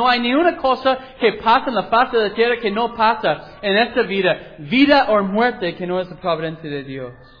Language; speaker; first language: Spanish; non-native, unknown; English